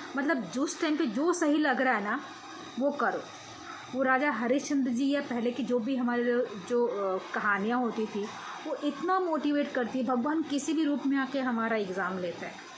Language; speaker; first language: Hindi; native; Hindi